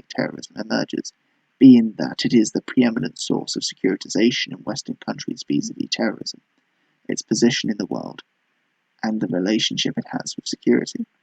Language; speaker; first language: English; native; English